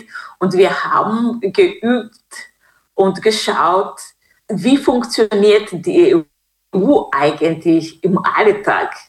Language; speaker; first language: German; non-native, fluent; Kinyarwanda